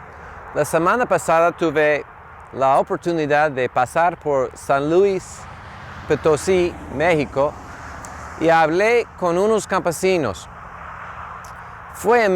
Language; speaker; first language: Spanish; non-native, fluent; English